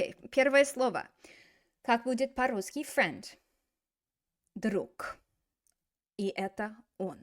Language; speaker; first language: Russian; non-native, fluent; English